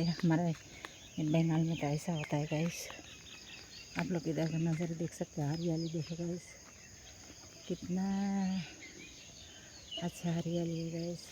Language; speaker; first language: Hindi; non-native, local second language; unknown